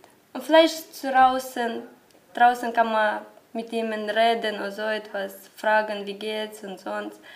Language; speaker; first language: German; non-native, learner; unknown